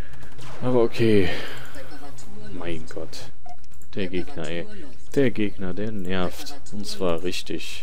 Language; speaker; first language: German; native; German